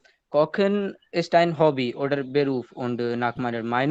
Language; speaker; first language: German; non-native, learner; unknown